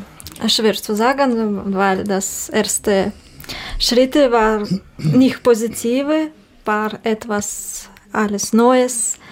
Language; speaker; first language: German; non-native, learner; Russian